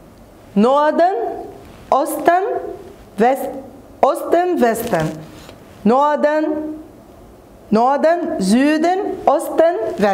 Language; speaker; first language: German; non-native, fluent; Arabic